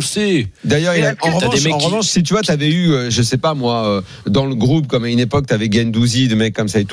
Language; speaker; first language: French; native; French